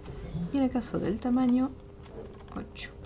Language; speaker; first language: Spanish; native; Spanish